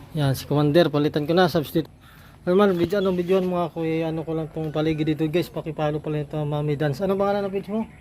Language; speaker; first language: Filipino; native; Filipino